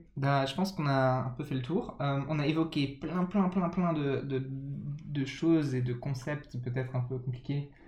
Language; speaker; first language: French; early bilingual, other home language; English